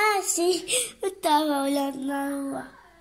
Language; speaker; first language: Portuguese; non-native, learner; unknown